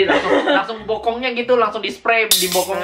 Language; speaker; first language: Indonesian; native; Indonesian